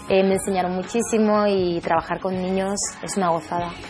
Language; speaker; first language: Spanish; native; Spanish